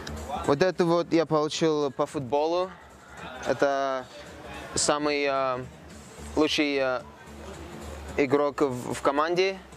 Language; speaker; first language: Russian; non-native, local second language; Karachay-Balkar